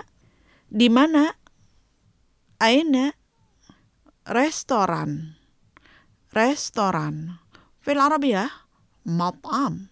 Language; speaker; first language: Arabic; non-native, learner; Indonesian